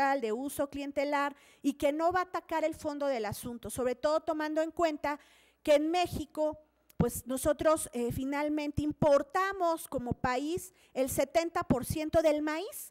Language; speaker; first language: Spanish; native; Spanish